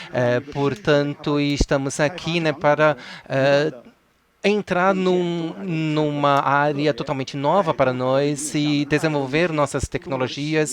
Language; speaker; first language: Portuguese; non-native, fluent; Chinese